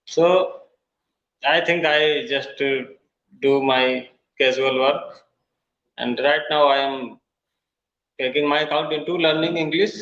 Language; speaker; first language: English; non-native, learner; Hindi